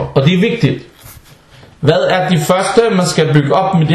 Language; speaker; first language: Danish; early bilingual, other home language; Arabic